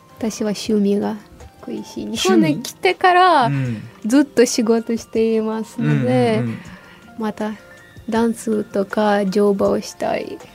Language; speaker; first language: Japanese; non-native, fluent; Ukrainian